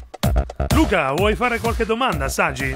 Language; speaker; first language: Italian; native; Italian